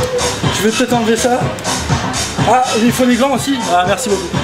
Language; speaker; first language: French; native; French